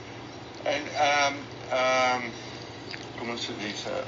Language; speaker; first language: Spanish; non-native, learner; English